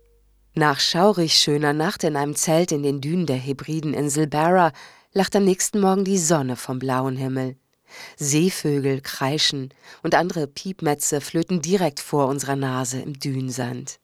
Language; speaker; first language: German; native; German